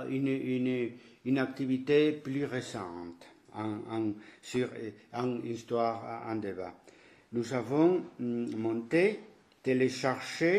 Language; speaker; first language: French; non-native, fluent; Spanish